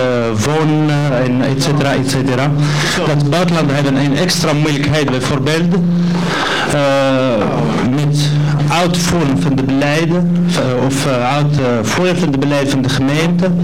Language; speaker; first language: Dutch; non-native, learner; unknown